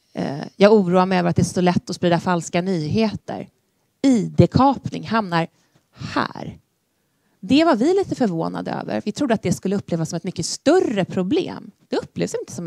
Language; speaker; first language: Swedish; native; Swedish